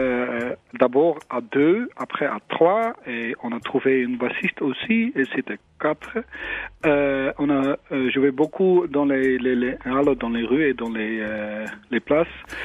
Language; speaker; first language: French; non-native, learner; Dutch